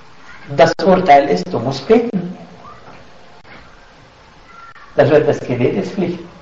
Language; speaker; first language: German; non-native, fluent; Arabic